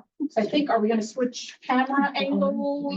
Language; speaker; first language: English; native; English